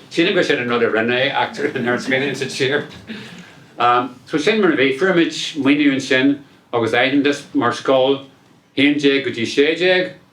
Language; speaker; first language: Irish; non-native, local second language; English